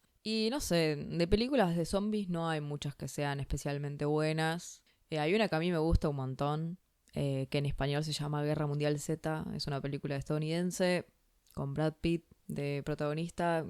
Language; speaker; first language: Spanish; native; Spanish